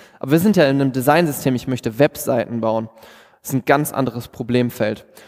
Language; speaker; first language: German; native; German